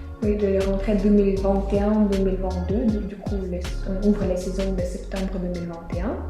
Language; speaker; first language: French; non-native, fluent; Russian